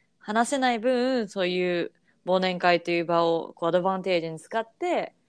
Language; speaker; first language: Japanese; native; Japanese